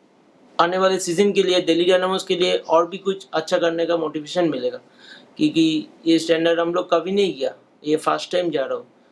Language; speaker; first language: Hindi; non-native, local second language; Bangla